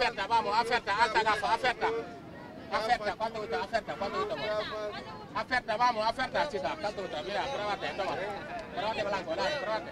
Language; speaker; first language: Spanish; non-native, learner; Wolof